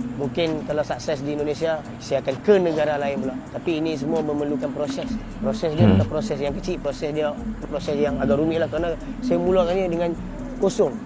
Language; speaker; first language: Malay; native; Malay